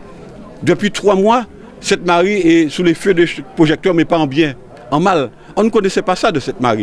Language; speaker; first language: French; native; French